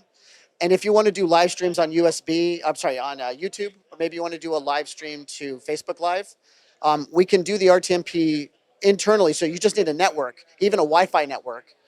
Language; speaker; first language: English; native; English